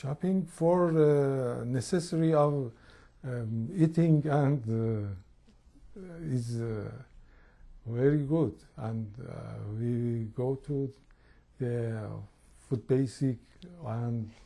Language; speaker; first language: English; non-native, learner; Persian